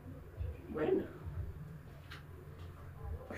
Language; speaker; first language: Spanish; non-native, learner; Haitian Creole